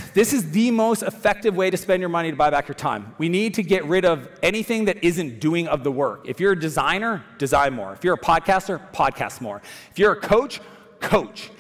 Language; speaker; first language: English; native; English